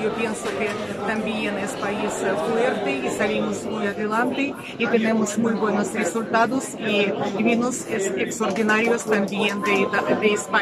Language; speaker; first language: Spanish; non-native, learner; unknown